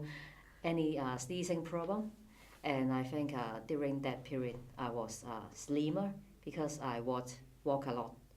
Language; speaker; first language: English; non-native, fluent; Cantonese